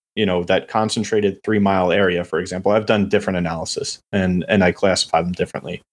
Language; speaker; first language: English; native; English